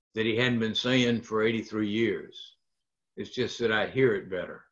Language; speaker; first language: English; native; English